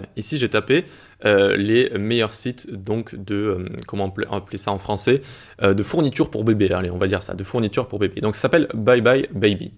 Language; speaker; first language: French; native; French